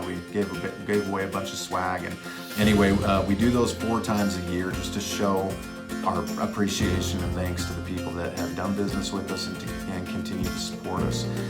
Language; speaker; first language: English; native; English